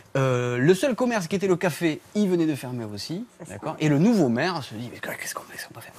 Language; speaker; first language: French; native; French